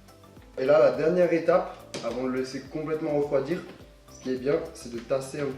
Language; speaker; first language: French; native; French